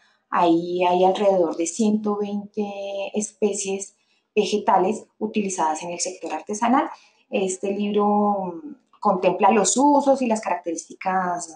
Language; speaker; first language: Spanish; native; Spanish